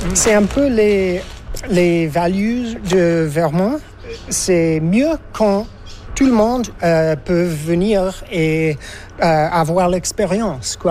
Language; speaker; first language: French; non-native, fluent; English